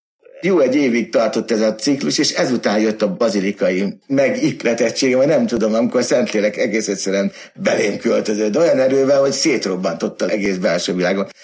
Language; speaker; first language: Hungarian; native; Hungarian